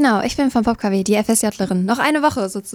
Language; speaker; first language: German; native; German